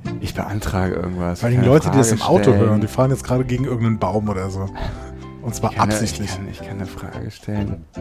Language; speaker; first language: German; native; German